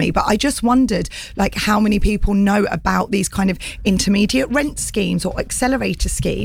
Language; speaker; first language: English; native; English